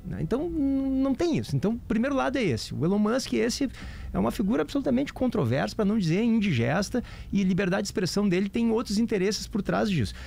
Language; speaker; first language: Portuguese; native; Portuguese